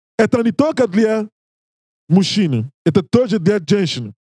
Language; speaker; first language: Russian; non-native, learner; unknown